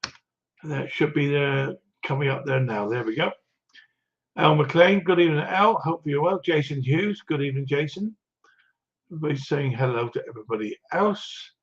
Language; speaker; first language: English; native; English